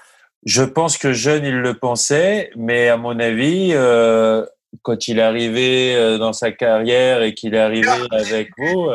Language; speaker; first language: French; native; French